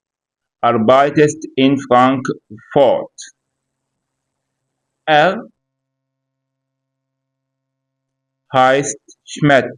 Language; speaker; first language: German; non-native, fluent; Arabic